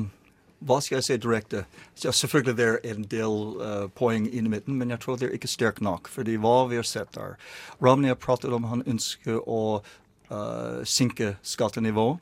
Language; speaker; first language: Norwegian; non-native, learner; English